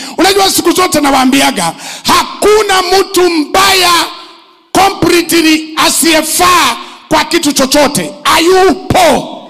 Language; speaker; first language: Swahili; native; Swahili